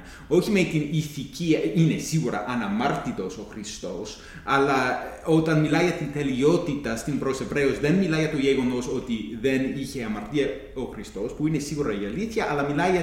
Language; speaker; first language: Greek; non-native, fluent; English